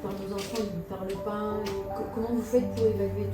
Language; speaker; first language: French; native; French